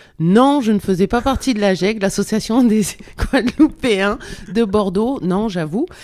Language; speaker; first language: French; native; French